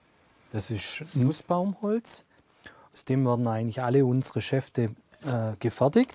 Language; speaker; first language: German; native; German